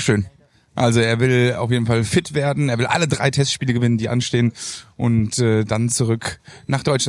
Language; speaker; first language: German; native; German